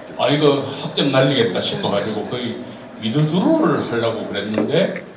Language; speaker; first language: Korean; native; Korean